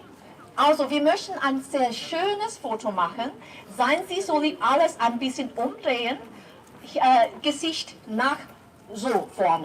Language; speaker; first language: German; non-native, fluent; Cantonese